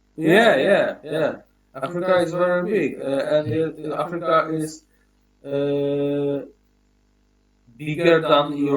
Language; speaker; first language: English; non-native, learner; Polish